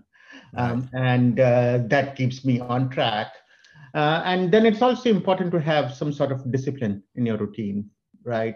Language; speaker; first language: English; non-native, local second language; Hindi